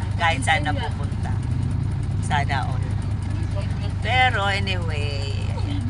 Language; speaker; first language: Filipino; non-native, local second language; Waray